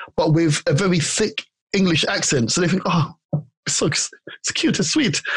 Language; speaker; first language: English; native; English